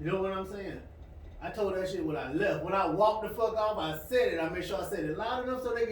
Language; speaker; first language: English; native; English